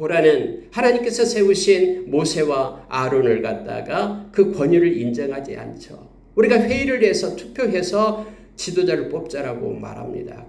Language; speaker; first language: Korean; native; Korean